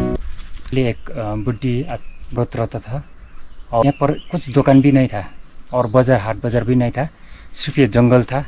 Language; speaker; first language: Hindi; non-native, local second language; Nepali